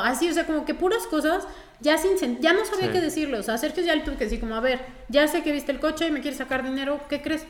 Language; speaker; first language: Spanish; native; Spanish